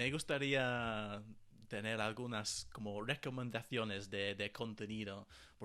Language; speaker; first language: Spanish; non-native, fluent; English